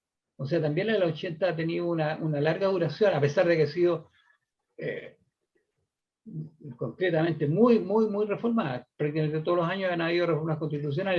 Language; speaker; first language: Spanish; native; Spanish